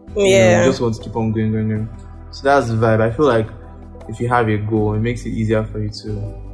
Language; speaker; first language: English; non-native, local second language; Yoruba